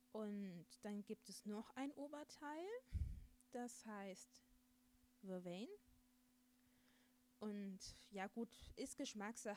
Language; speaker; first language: German; native; German